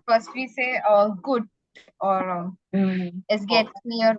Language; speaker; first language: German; non-native, learner; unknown